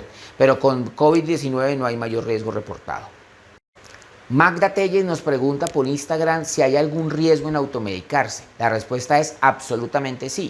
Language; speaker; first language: Spanish; native; Spanish